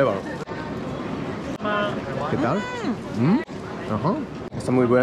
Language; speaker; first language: Spanish; non-native, learner; Japanese